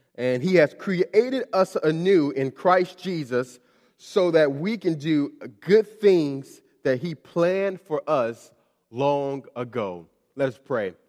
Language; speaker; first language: English; native; English